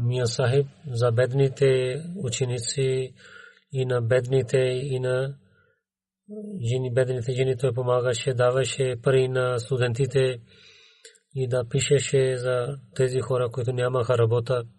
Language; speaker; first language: Bulgarian; non-native, learner; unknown